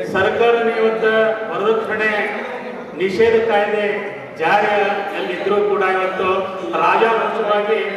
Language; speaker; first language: Kannada; non-native, local second language; Lambadi